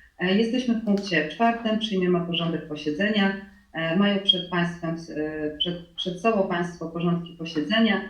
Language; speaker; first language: Polish; native; Polish